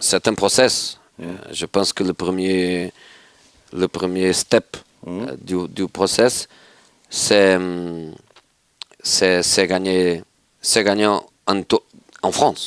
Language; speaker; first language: French; non-native, fluent; Portuguese